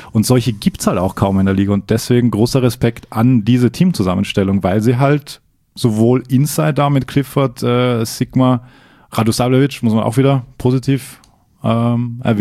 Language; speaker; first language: German; native; German